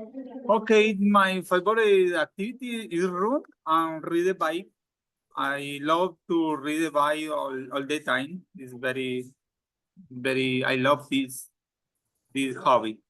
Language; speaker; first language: English; non-native, learner; Spanish